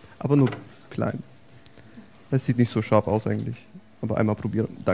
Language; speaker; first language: German; native; German